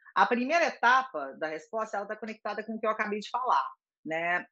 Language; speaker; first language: Portuguese; native; Portuguese